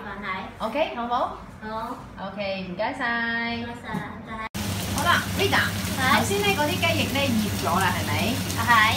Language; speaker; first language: Cantonese; native; Cantonese